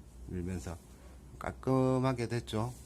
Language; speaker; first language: Korean; native; Korean